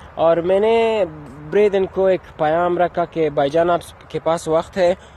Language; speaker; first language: Hindi; non-native, learner; Persian